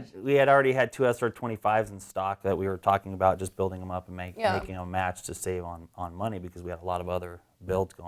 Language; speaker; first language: English; native; English